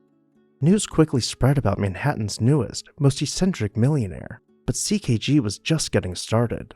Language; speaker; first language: English; native; English